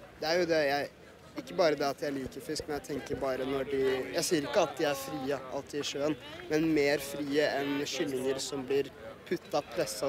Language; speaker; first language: Norwegian; native; Norwegian